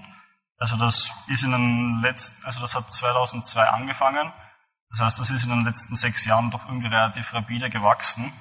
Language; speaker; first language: German; native; German